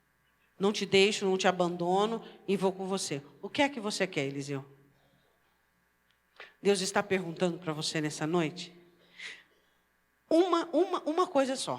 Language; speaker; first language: Portuguese; native; Portuguese